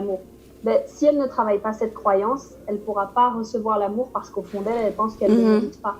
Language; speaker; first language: French; native; French